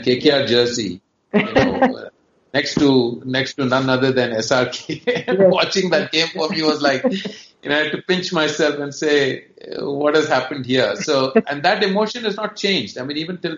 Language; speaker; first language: English; non-native, local second language; Kannada